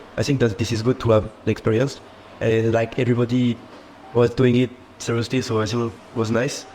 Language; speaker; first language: English; non-native, fluent; French